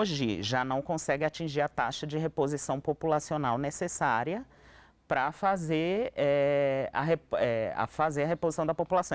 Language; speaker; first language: Portuguese; native; Portuguese